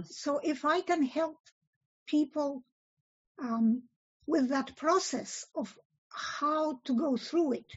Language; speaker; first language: English; early bilingual, other home language; Polish